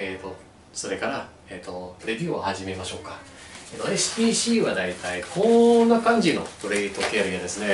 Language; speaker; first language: Japanese; non-native, learner; English